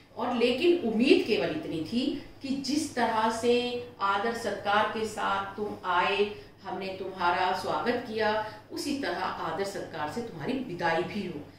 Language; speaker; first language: Hindi; native; Hindi